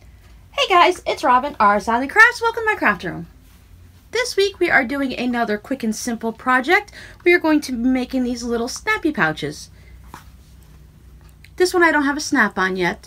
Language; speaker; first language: English; native; English